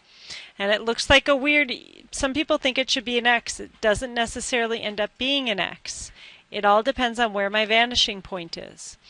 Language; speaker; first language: English; native; English